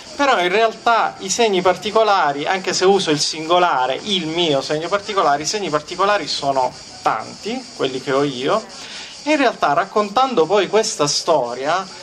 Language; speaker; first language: Italian; native; Italian